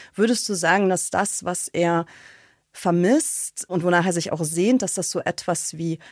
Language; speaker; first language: German; early bilingual, other home language; Russian